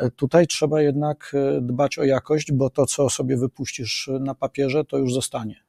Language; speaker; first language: Polish; native; Polish